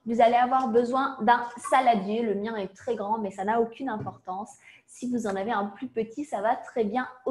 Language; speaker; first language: French; native; French